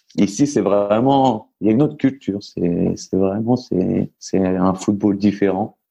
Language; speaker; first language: French; native; French